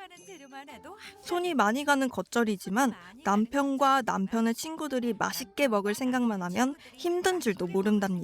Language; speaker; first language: Korean; native; Korean